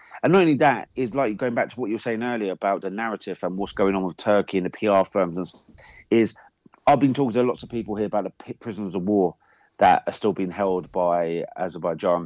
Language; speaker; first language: English; native; English